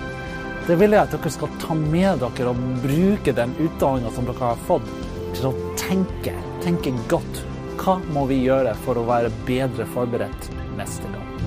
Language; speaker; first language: Norwegian; non-native, fluent; English